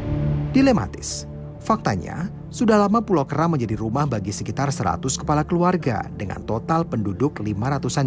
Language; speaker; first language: Indonesian; native; Indonesian